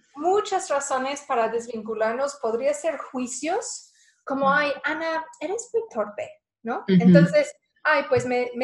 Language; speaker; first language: Spanish; non-native, fluent; English